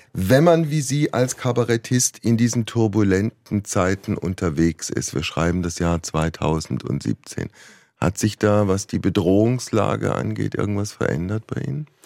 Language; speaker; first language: German; native; German